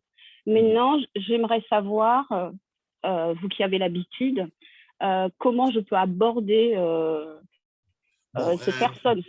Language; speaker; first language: French; native; French